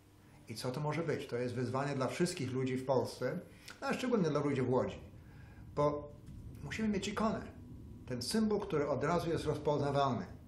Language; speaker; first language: Polish; early bilingual, heritage; Polish